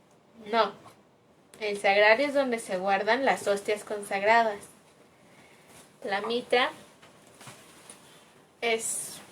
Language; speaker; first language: Spanish; native; Spanish